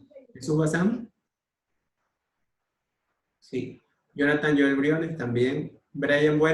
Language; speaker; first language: Spanish; native; Spanish